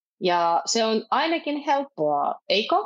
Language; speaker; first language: Finnish; non-native, fluent; Russian